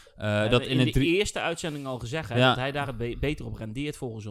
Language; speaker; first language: Dutch; native; Dutch